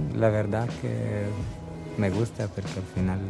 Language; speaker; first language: Spanish; non-native, learner; Italian